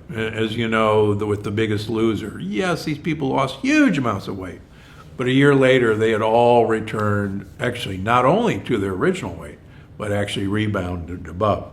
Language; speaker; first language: English; native; English